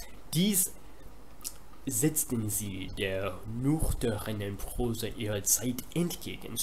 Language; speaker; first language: German; non-native, fluent; English